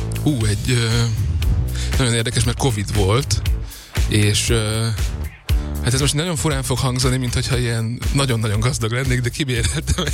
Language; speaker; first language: Hungarian; native; Hungarian